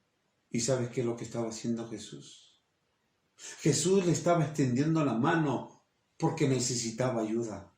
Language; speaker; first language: Spanish; native; Spanish